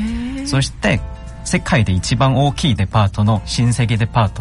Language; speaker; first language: Japanese; non-native, learner; Korean